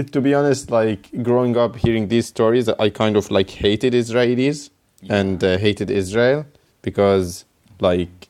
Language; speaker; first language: English; non-native, fluent; Arabic